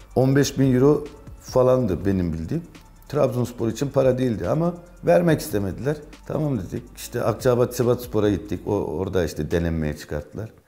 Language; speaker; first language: Turkish; early bilingual, heritage; Turkish